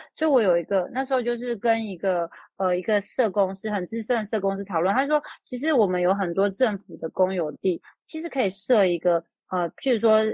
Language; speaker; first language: Chinese; native; Chinese